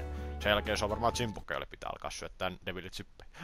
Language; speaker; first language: Finnish; native; Finnish